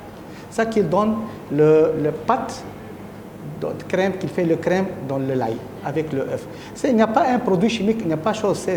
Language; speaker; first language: French; non-native, learner; Arabic